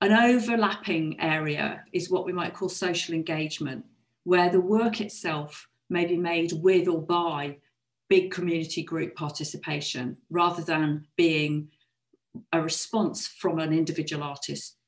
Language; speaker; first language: English; native; English